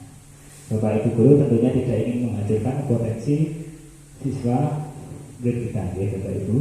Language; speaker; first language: Indonesian; native; Indonesian